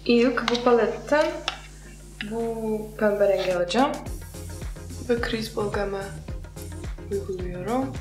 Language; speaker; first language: Turkish; non-native, fluent; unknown